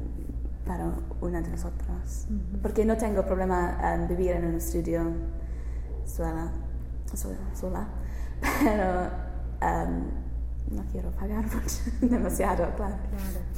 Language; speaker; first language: Spanish; non-native, learner; English